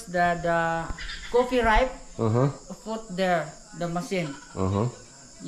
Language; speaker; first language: English; non-native, learner; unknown